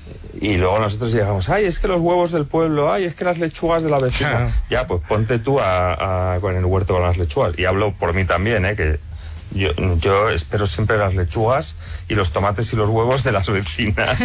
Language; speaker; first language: Spanish; native; Spanish